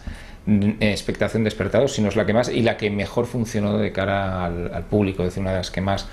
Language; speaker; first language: Spanish; native; Spanish